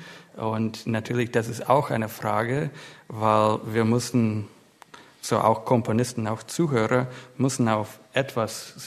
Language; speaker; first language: German; non-native, fluent; English